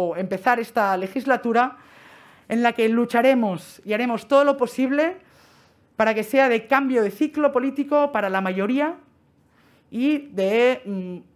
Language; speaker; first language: Spanish; non-native, local second language; Catalan